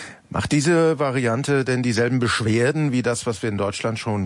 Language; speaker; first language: German; native; German